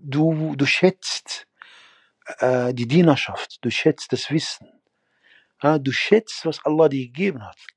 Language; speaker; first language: German; non-native, fluent; Arabic